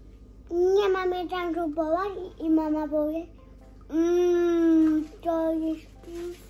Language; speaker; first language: Polish; early bilingual, heritage; Polish